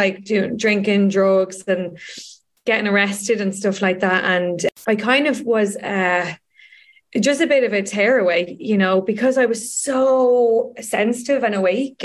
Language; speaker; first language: English; native; English